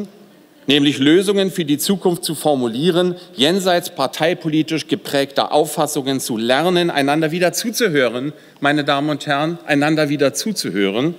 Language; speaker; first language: German; native; German